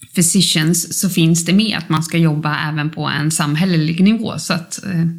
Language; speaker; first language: Swedish; native; Swedish